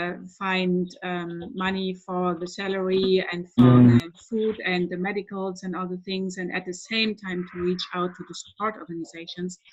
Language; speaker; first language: English; non-native, fluent; German